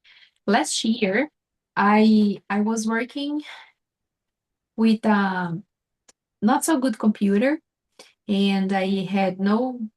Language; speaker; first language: English; non-native, fluent; Portuguese